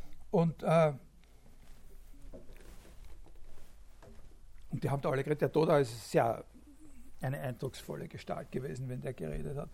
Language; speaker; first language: German; native; German